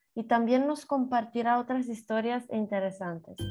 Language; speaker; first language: Spanish; non-native, fluent; Macedonian